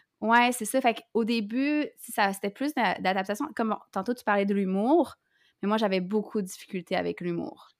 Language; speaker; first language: French; native; French